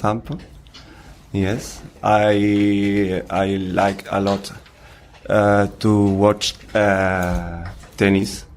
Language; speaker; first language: English; non-native, learner; Spanish